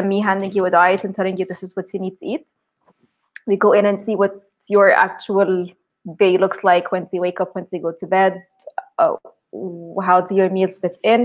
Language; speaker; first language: English; non-native, fluent; Arabic